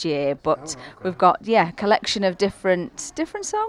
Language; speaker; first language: English; native; English